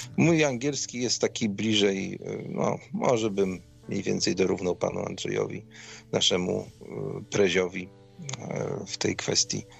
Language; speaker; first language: Polish; native; Polish